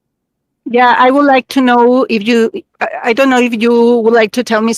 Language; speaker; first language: English; non-native, learner; Spanish